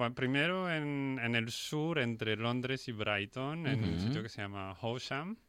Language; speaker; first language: Spanish; non-native, fluent; French